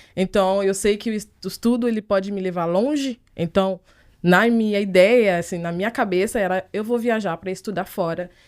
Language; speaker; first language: Portuguese; non-native, fluent; Haitian Creole